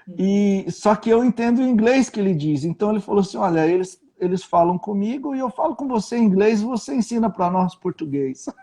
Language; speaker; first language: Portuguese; native; Portuguese